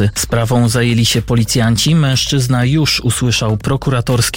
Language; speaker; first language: Polish; native; Polish